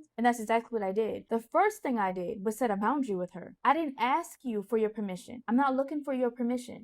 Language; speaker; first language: English; native; English